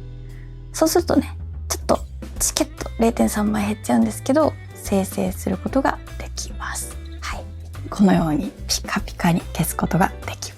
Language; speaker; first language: Japanese; native; Japanese